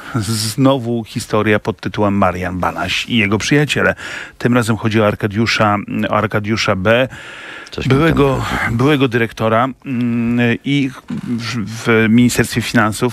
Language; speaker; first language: Polish; native; Polish